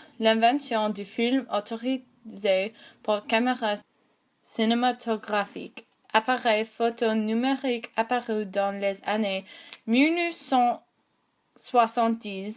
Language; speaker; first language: French; non-native, learner; English